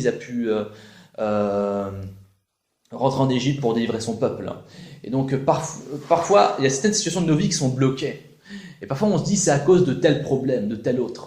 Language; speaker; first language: French; native; French